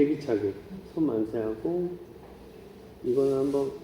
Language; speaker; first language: Korean; native; Korean